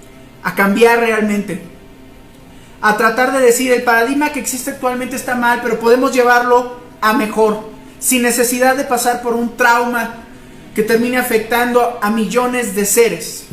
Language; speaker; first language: Spanish; native; Spanish